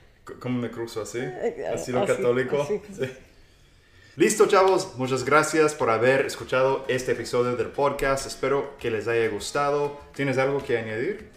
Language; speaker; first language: Spanish; non-native, fluent; English